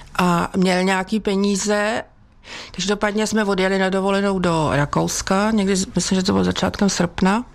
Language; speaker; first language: Czech; native; Czech